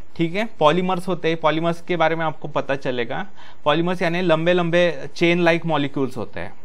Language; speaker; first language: Hindi; non-native, local second language; Marathi